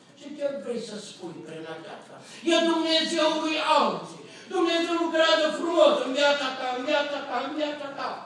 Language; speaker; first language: Romanian; native; Romanian